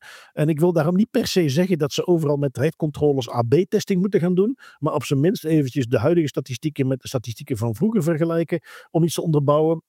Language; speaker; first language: Dutch; native; Dutch